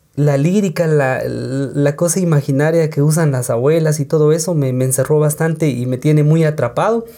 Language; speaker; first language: Spanish; non-native, local second language; Kaqchikel